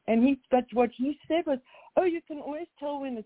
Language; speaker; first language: English; native; English